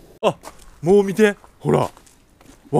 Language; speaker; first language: Japanese; native; Japanese